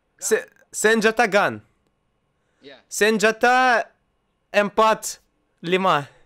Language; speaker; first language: Indonesian; non-native, learner; Russian